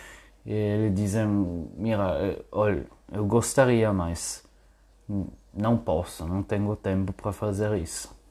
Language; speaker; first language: Portuguese; non-native, fluent; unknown